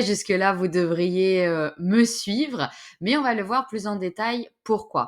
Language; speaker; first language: French; native; French